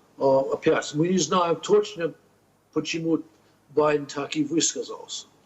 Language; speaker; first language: Russian; non-native, fluent; English